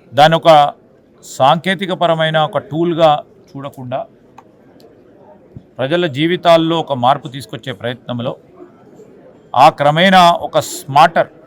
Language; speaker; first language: Telugu; native; Telugu